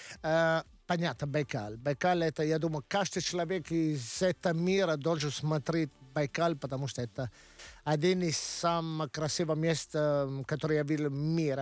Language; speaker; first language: Russian; non-native, learner; Italian